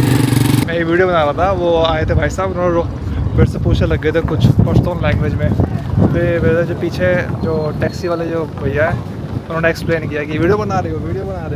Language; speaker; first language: Hindi; native; Hindi